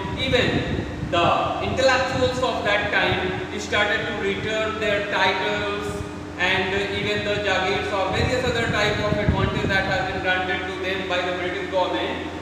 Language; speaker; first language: English; non-native, local second language; Hindi